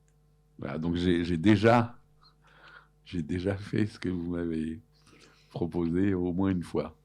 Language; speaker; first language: French; early bilingual, other home language; Arabic